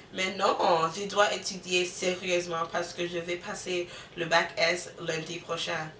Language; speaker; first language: French; non-native, learner; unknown